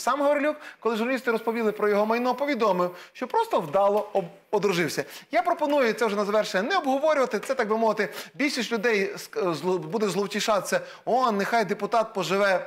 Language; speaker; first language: Ukrainian; native; Ukrainian